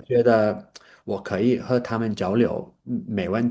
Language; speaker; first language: Chinese; non-native, learner; English